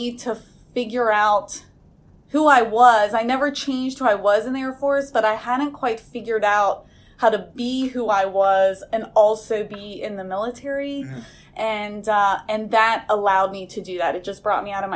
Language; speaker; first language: English; native; English